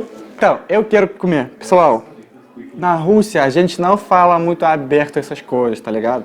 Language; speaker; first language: Portuguese; non-native, fluent; Russian